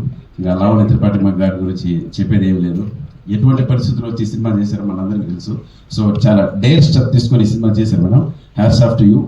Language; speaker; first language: Telugu; native; Telugu